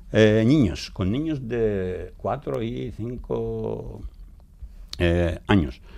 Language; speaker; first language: Spanish; non-native, fluent; Greek